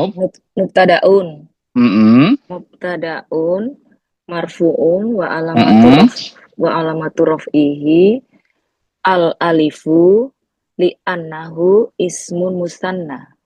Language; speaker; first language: Arabic; non-native, learner; Indonesian